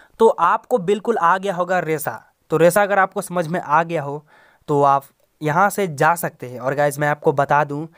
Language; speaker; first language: Hindi; native; Hindi